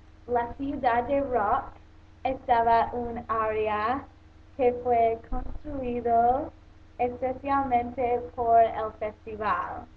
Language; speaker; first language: Spanish; non-native, learner; English